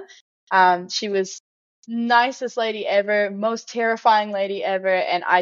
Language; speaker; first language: English; native; English